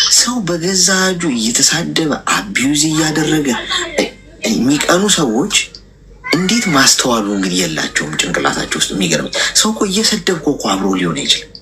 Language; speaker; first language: Amharic; native; Amharic